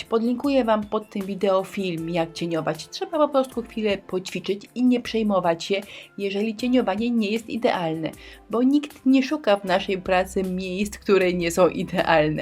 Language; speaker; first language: Polish; native; Polish